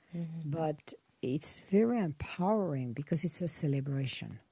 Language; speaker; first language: English; non-native, fluent; Italian